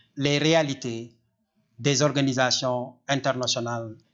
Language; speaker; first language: French; non-native, local second language; Wolof